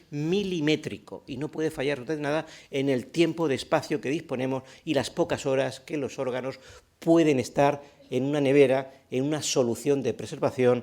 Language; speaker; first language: Spanish; native; Spanish